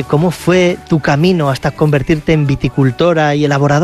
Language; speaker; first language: Spanish; native; Spanish